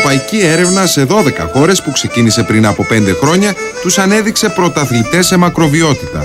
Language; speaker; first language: Greek; native; Greek